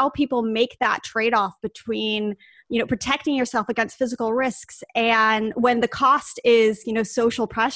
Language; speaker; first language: English; native; English